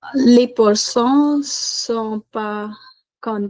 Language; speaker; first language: French; non-native, learner; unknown